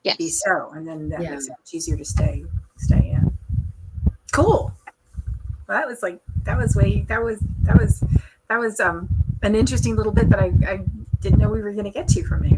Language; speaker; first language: English; native; English